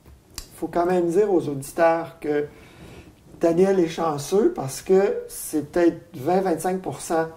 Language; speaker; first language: French; native; French